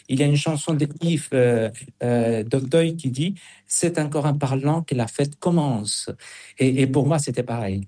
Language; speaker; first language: French; non-native, fluent; Spanish